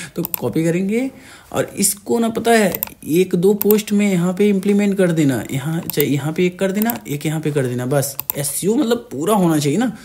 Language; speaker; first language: Hindi; native; Hindi